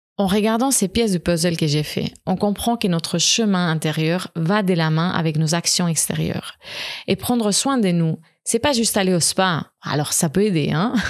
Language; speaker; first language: French; non-native, fluent; Spanish